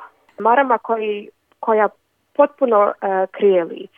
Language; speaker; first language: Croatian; early bilingual, other home language; Bosnian